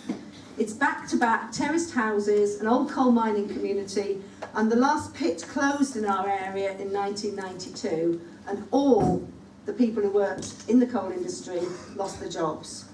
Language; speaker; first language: English; native; English